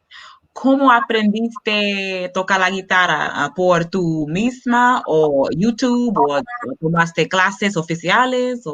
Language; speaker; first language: Spanish; non-native, learner; English